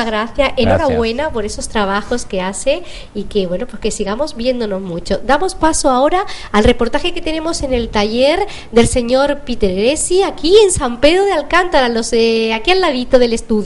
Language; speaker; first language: Spanish; native; Spanish